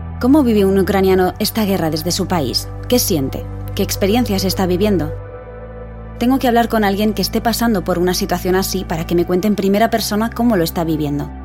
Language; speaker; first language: Spanish; native; Spanish